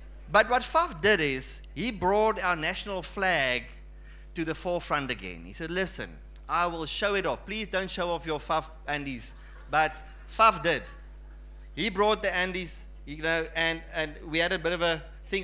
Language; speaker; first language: English; non-native, local second language; Afrikaans